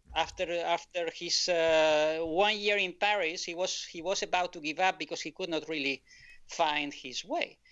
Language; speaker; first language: English; non-native, fluent; Spanish